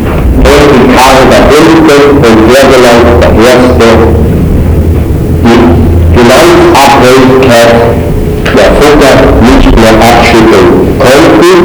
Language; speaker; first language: German; native; German